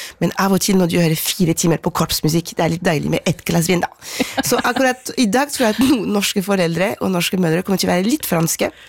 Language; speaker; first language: Norwegian; non-native, fluent; French